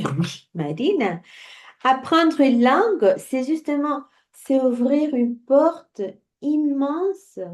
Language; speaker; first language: French; non-native, fluent; Spanish